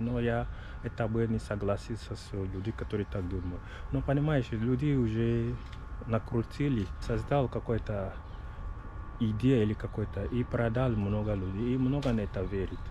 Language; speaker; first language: Russian; non-native, learner; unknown